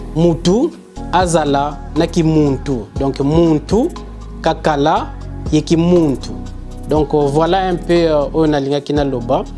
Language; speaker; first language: Lingala; non-native, local second language; Kongo